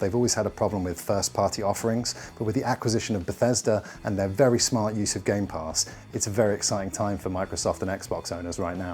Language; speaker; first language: English; native; English